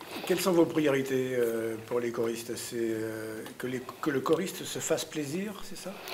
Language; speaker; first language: French; native; French